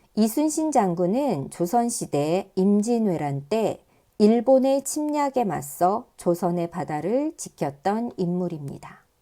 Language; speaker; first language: Korean; native; Korean